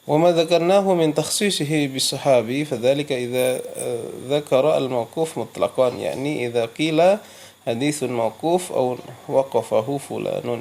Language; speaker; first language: Arabic; non-native, fluent; Indonesian